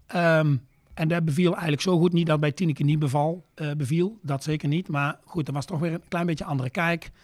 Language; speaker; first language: Dutch; native; Dutch